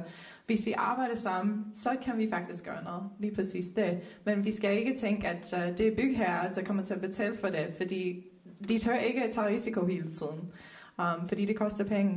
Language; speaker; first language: Danish; non-native, fluent; Dutch